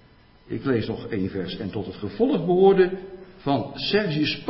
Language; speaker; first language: Dutch; native; Dutch